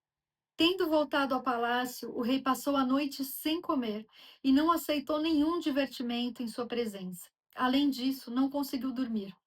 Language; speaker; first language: Portuguese; native; Portuguese